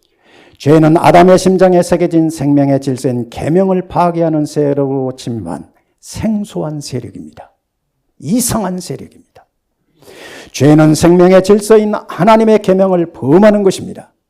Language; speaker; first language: Korean; native; Korean